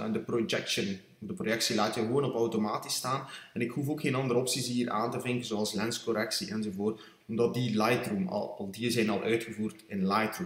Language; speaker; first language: Dutch; native; Dutch